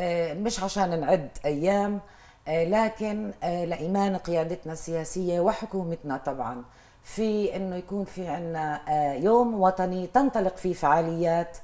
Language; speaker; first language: Arabic; native; Arabic